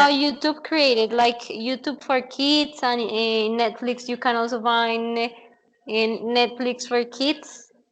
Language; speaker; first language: English; non-native, fluent; Spanish